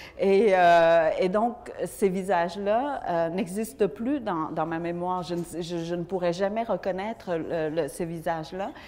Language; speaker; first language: French; early bilingual, other home language; Vietnamese